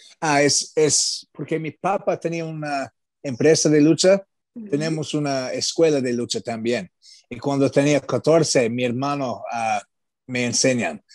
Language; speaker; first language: Spanish; non-native, learner; English